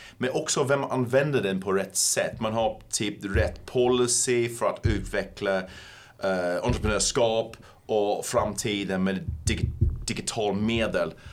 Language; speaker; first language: Swedish; non-native, fluent; English